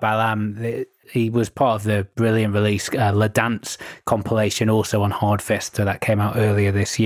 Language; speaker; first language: English; native; English